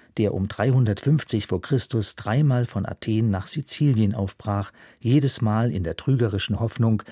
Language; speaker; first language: German; native; German